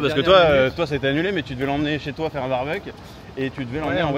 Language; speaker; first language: French; native; French